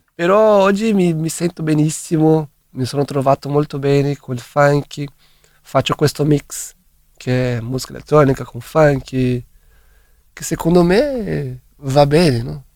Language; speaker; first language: Italian; non-native, fluent; Portuguese